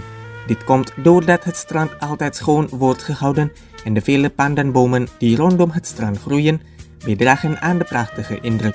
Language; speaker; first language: Dutch; non-native, fluent; Indonesian